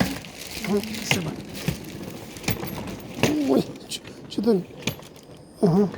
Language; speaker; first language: Russian; non-native, local second language; Kyrgyz